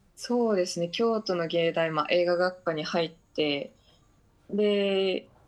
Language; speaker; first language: Japanese; native; Japanese